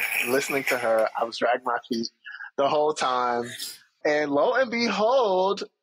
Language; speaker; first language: English; native; English